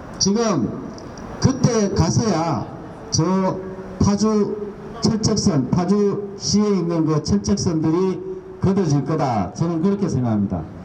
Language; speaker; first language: Korean; native; Korean